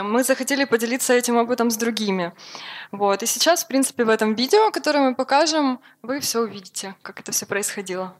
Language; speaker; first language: Russian; native; Russian